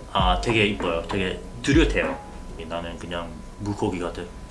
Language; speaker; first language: Korean; non-native, fluent; English